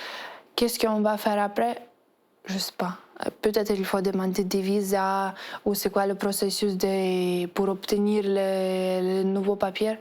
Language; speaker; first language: French; non-native, fluent; Ukrainian